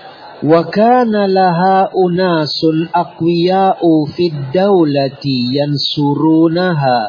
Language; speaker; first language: Arabic; non-native, fluent; Indonesian